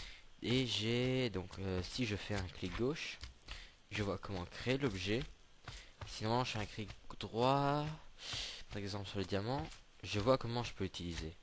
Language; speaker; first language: French; native; French